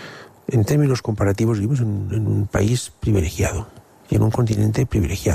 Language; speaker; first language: Spanish; non-native, local second language; Catalan